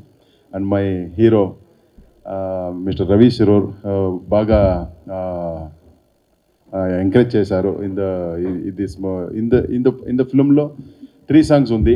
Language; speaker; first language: Telugu; non-native, learner; Kannada